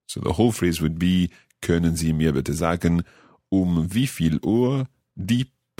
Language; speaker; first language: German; non-native, learner; English